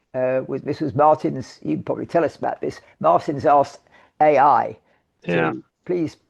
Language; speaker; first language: English; native; English